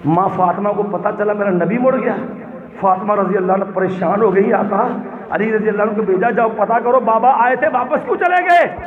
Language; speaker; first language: Urdu; non-native, local second language; Punjabi